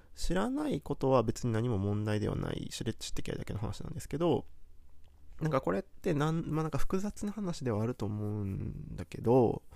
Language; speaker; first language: Japanese; native; Japanese